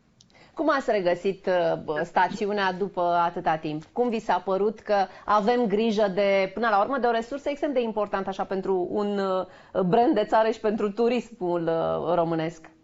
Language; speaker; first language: Romanian; native; Romanian